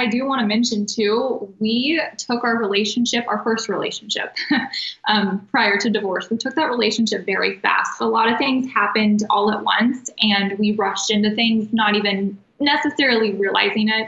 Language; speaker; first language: English; native; English